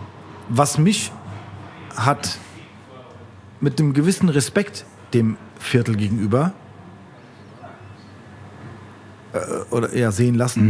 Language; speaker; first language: German; native; German